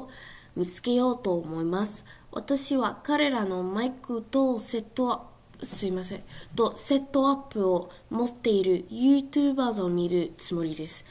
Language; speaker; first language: Japanese; non-native, learner; English